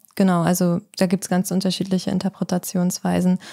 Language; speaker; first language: German; native; German